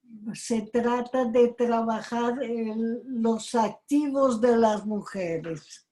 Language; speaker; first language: Spanish; non-native, fluent; Portuguese